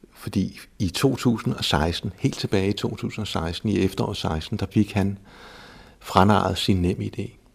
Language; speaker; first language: Danish; native; Danish